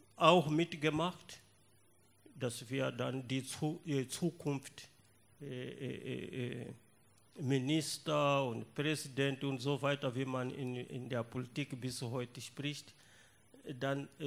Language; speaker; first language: German; non-native, learner; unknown